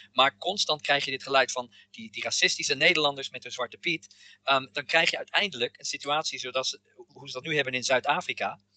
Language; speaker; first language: Dutch; non-native, fluent; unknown